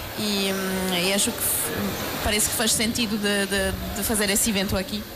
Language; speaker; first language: Portuguese; non-native, fluent; French